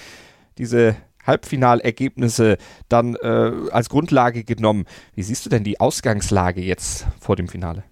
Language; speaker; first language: German; native; German